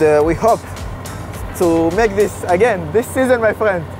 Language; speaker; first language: English; non-native, learner; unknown